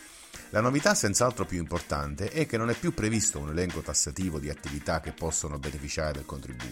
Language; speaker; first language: Italian; native; Italian